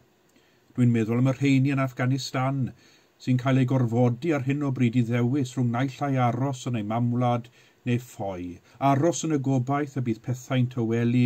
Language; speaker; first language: Welsh; native; Welsh